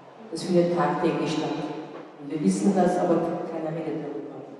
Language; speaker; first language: German; non-native, fluent; Japanese